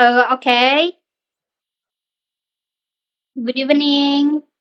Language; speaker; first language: English; non-native, learner; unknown